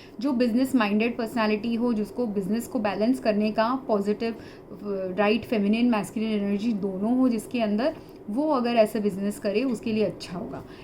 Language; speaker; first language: Hindi; early bilingual, heritage; Hindi